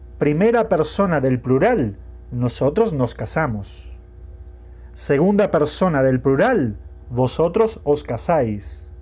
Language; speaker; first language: Spanish; non-native, fluent; Portuguese